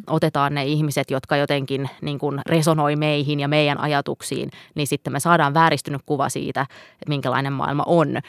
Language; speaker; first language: Finnish; non-native, local second language; Swedish